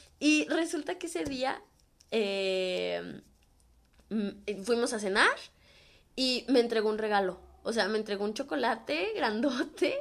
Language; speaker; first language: Spanish; native; Spanish